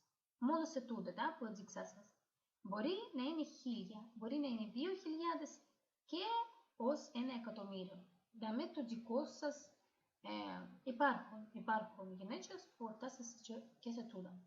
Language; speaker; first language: Greek; non-native, fluent; Russian